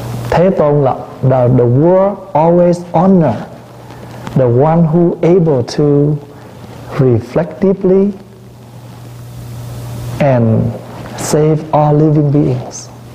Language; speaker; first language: English; non-native, learner; Vietnamese